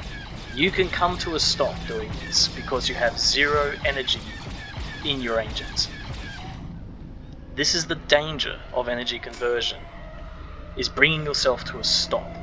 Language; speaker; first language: English; native; English